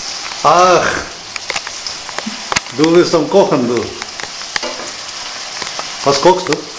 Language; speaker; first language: German; non-native, fluent; Hindi